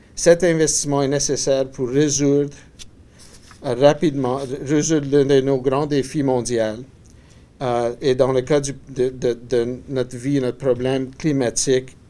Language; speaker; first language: French; native; French